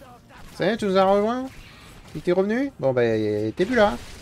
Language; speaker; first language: French; native; French